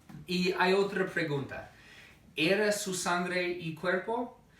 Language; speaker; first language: Spanish; non-native, fluent; English